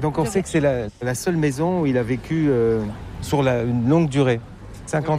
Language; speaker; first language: French; native; French